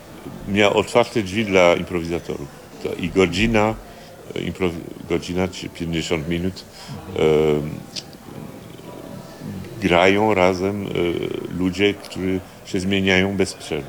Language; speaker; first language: Polish; early bilingual, heritage; Polish